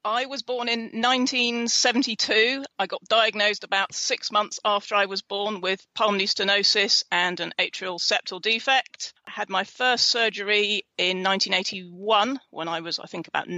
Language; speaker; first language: English; native; English